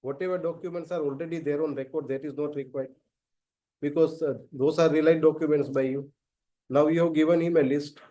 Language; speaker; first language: English; non-native, local second language; Gujarati